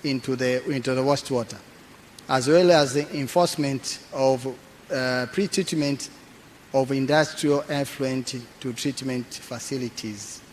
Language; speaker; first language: English; non-native, local second language; Swahili